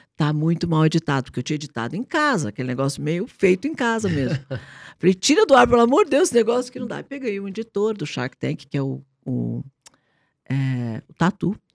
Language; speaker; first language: Portuguese; native; Portuguese